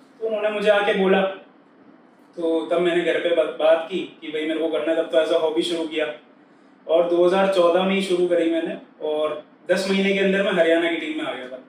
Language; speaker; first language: Hindi; native; Hindi